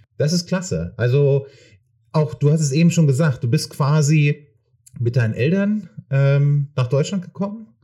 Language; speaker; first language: German; native; German